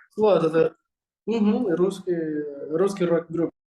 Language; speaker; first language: Russian; non-native, learner; Portuguese